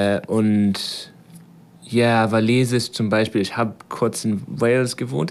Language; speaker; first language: German; non-native, fluent; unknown